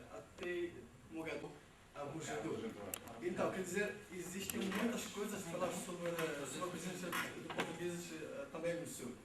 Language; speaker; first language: Portuguese; non-native, learner; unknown